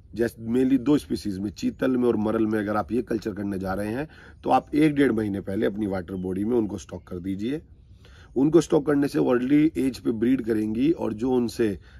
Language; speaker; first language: Hindi; native; Hindi